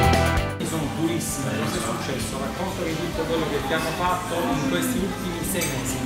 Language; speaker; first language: Italian; native; Italian